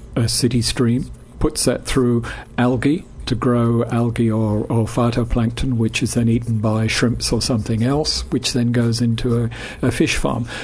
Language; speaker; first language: English; native; English